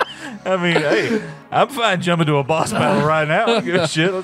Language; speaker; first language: English; native; English